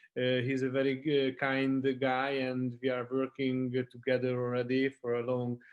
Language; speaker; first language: English; non-native, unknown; Hungarian